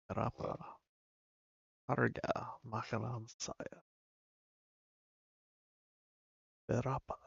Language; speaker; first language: Indonesian; non-native, learner; English